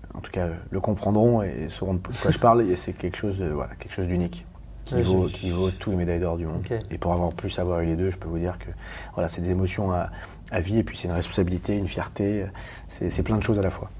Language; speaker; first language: French; native; French